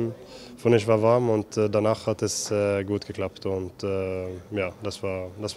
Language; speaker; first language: German; non-native, fluent; Norwegian